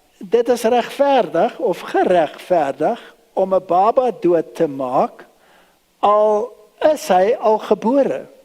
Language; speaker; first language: Afrikaans; early bilingual, other home language; German